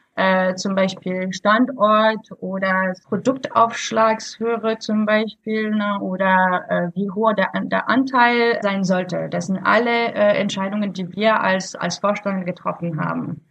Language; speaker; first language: German; non-native, fluent; French